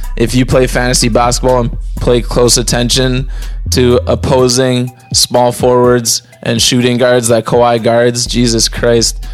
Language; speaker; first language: English; native; English